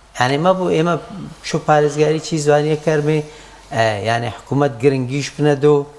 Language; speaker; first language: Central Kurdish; non-native, local second language; Gurani